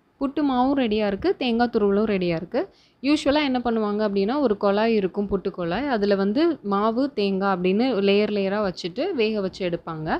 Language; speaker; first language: Tamil; native; Tamil